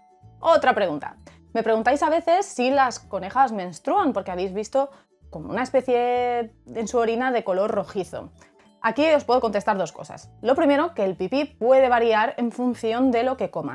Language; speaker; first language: Spanish; native; Spanish